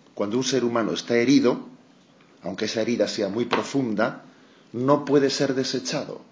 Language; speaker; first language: Spanish; non-native, local second language; Basque